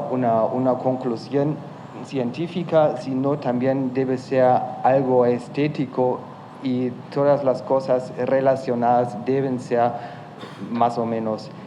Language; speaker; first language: Spanish; non-native, fluent; German